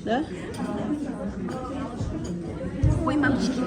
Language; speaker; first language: Russian; non-native, local second language; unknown